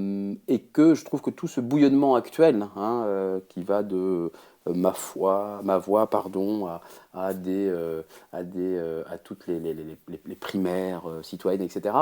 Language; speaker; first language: French; native; French